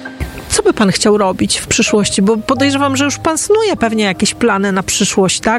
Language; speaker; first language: Polish; native; Polish